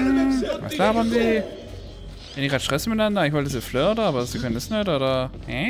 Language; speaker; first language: German; native; German